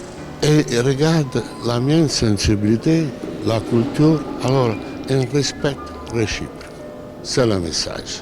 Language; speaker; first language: French; non-native, learner; Italian